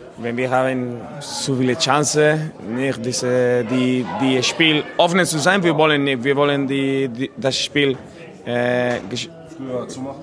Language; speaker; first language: German; non-native, learner; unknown